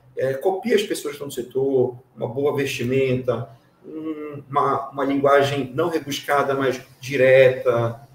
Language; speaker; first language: Portuguese; native; Portuguese